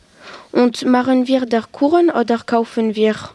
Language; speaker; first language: German; non-native, learner; French